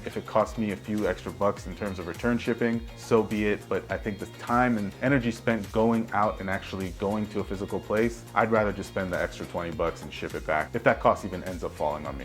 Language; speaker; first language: English; native; English